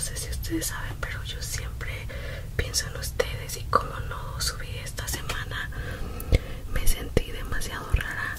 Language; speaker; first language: Spanish; early bilingual, heritage; Spanish